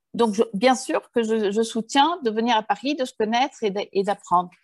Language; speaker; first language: French; early bilingual, heritage; Spanish